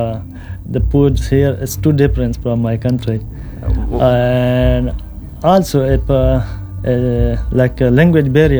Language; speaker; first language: English; non-native, local second language; Pashto